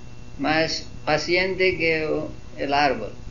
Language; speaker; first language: Spanish; non-native, fluent; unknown